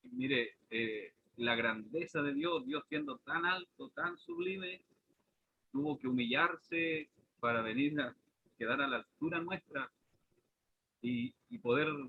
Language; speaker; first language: Spanish; native; Spanish